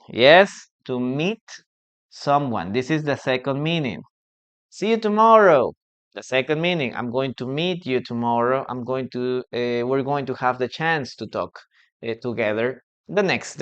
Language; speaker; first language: English; non-native, fluent; Spanish